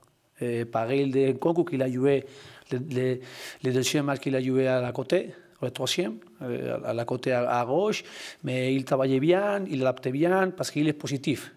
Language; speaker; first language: French; non-native, learner; Spanish